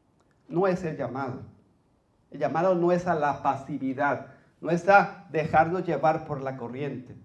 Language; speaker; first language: Spanish; native; Spanish